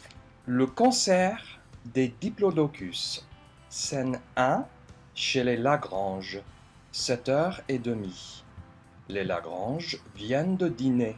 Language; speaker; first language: French; non-native, fluent; English